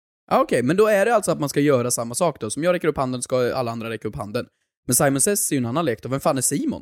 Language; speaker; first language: Swedish; native; Swedish